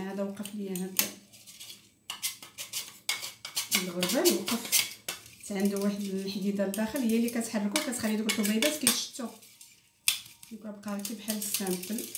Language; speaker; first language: Arabic; native; Arabic